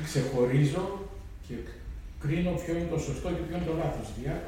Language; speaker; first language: Greek; native; Greek